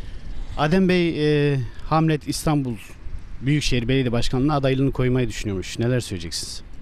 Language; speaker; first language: Turkish; native; Turkish